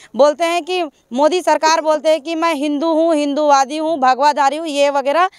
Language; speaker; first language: Hindi; native; Hindi